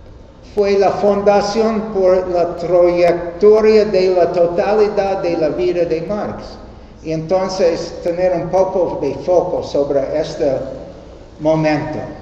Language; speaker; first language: Spanish; non-native, learner; English